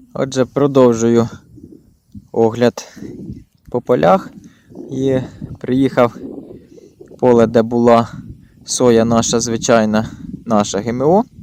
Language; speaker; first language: Ukrainian; native; Ukrainian